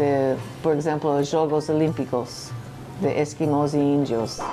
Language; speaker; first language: Portuguese; non-native, learner; English